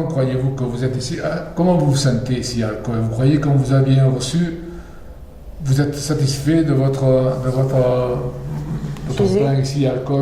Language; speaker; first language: French; non-native, fluent; Spanish